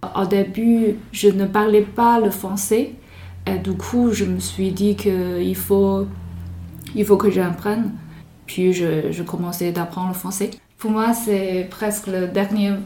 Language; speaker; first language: French; non-native, fluent; Chinese